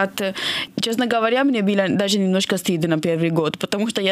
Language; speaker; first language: Russian; non-native, fluent; Italian